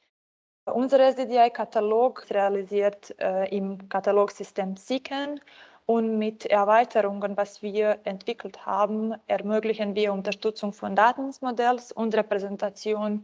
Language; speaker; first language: German; non-native, fluent; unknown